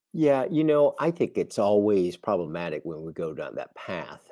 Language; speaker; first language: English; non-native, fluent; Vietnamese